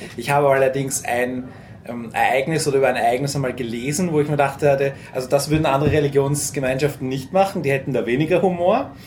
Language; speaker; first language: German; native; German